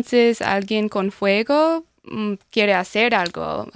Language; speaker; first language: Spanish; non-native, learner; English